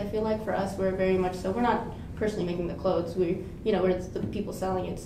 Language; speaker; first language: English; native; English